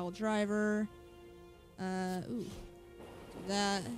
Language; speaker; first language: English; native; English